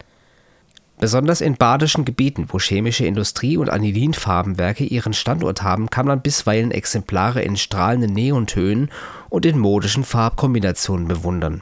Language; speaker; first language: German; native; German